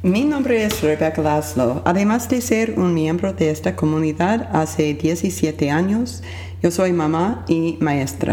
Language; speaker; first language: Spanish; non-native, fluent; English